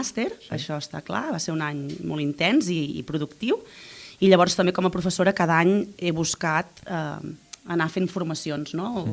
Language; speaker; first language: Catalan; native; Catalan